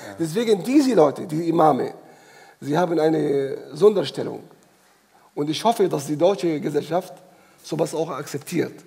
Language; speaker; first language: German; non-native, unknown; Arabic